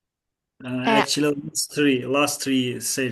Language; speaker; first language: English; non-native, learner; Azerbaijani